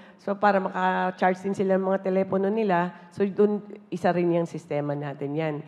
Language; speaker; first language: Filipino; non-native, local second language; Hiligaynon